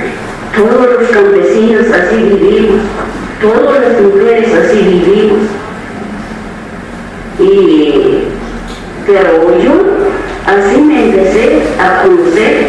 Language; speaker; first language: Spanish; non-native, local second language; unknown